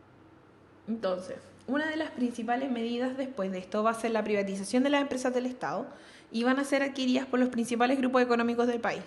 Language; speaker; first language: Spanish; native; Spanish